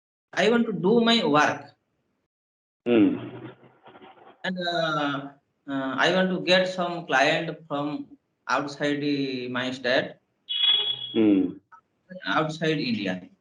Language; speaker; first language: English; non-native, learner; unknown